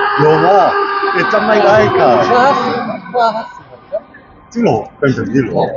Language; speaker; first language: Thai; non-native, fluent; Korean